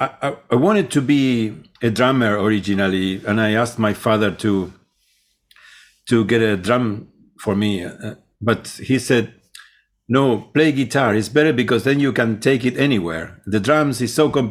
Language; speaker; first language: English; non-native, fluent; Spanish